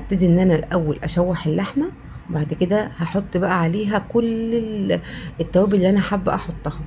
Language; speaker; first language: Arabic; native; Arabic